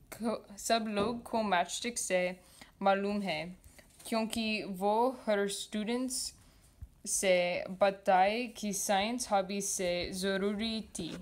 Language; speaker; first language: Hindi; non-native, learner; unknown